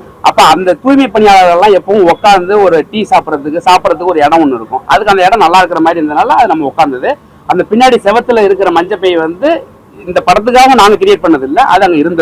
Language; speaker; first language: Tamil; native; Tamil